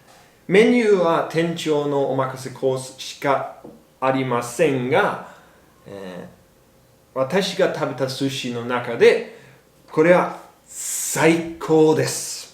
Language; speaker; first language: Japanese; non-native, learner; English